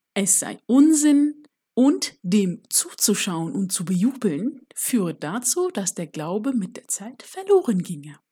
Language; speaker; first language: German; early bilingual, other home language; Turkish